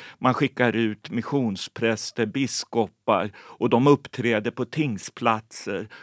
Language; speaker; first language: Swedish; native; Swedish